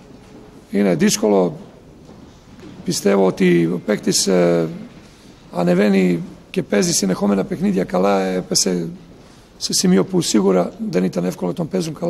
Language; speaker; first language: Greek; non-native, fluent; Serbian